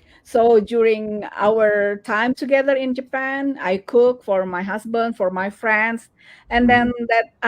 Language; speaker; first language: English; non-native, learner; Indonesian